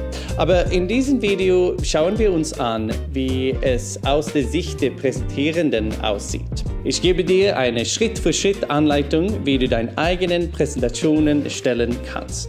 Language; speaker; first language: German; non-native, fluent; Swedish